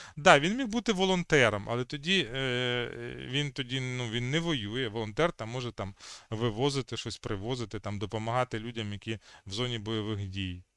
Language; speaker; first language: Ukrainian; native; Ukrainian